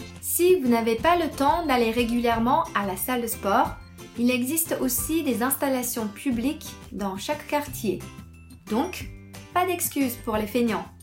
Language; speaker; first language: French; non-native, fluent; Chinese